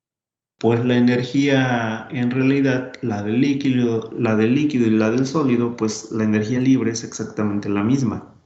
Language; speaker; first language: Spanish; native; Spanish